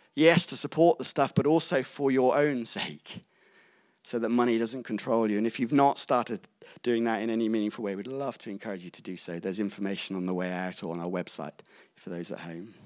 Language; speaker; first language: English; native; English